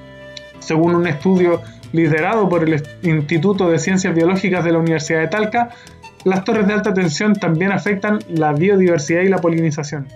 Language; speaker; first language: Spanish; native; Spanish